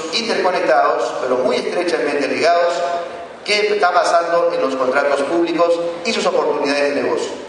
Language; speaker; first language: Spanish; native; Spanish